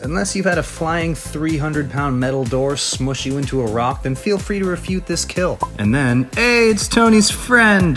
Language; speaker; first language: English; native; English